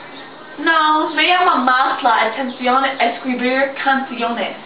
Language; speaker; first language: Spanish; non-native, learner; English